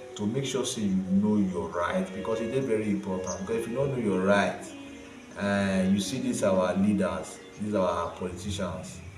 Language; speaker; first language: Nigerian Pidgin; native; Nigerian Pidgin